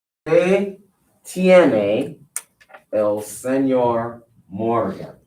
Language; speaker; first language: Spanish; non-native, fluent; English